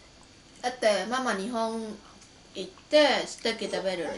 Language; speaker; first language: Japanese; non-native, local second language; Vietnamese